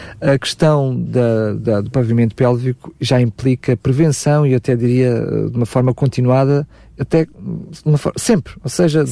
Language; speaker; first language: Portuguese; native; Portuguese